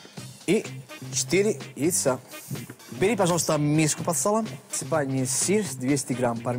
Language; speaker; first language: Russian; non-native, fluent; Italian